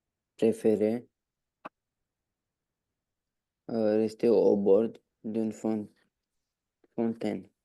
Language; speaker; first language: French; non-native, learner; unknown